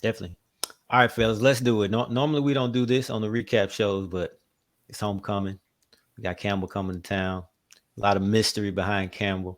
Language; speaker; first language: English; native; English